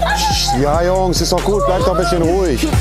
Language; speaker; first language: German; native; German